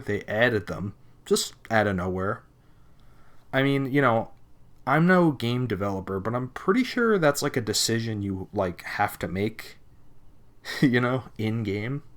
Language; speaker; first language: English; native; English